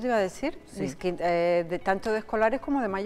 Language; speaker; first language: Spanish; native; Spanish